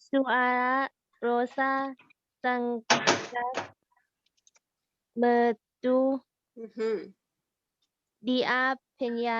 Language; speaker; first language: Indonesian; non-native, learner; Thai